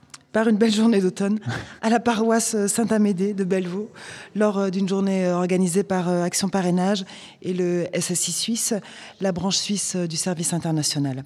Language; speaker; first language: French; native; French